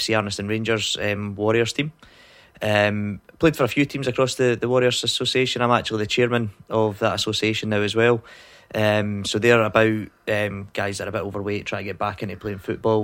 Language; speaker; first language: English; native; English